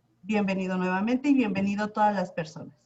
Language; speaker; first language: Spanish; native; Spanish